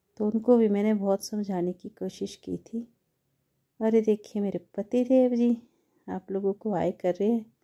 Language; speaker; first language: Hindi; native; Hindi